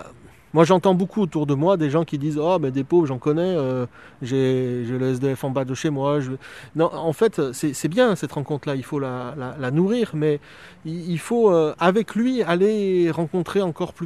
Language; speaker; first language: French; native; French